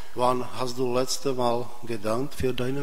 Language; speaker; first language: German; non-native, fluent; Czech